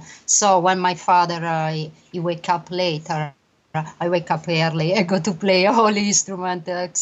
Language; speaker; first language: English; non-native, learner; Italian